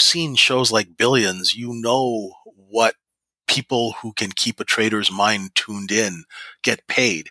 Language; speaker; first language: English; native; English